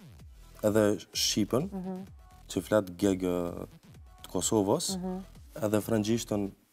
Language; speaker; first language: Albanian; early bilingual, heritage; Albanian